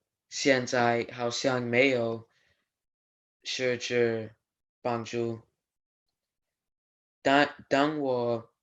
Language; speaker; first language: Chinese; non-native, learner; English